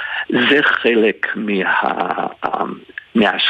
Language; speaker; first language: Hebrew; non-native, fluent; English